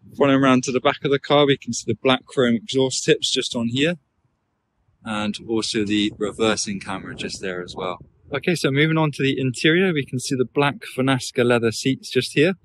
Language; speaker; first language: English; native; English